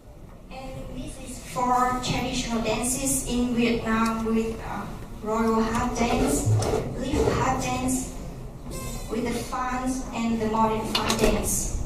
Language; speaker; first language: English; non-native, fluent; Vietnamese